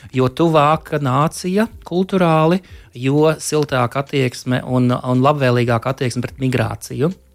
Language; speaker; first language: Latvian; native; Latvian